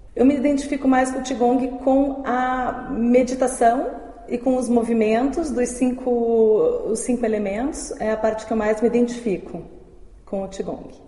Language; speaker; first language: Portuguese; native; Portuguese